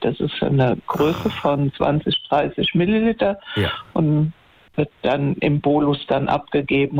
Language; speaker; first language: German; native; German